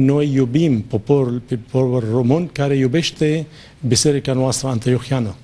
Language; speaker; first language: Romanian; non-native, fluent; Arabic